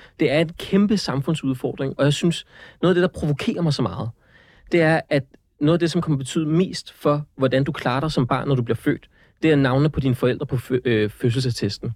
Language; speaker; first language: Danish; early bilingual, other home language; Central Kurdish